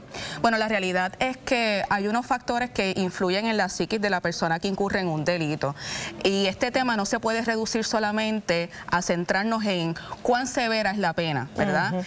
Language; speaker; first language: Spanish; native; Spanish